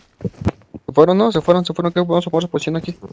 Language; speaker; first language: Spanish; native; Spanish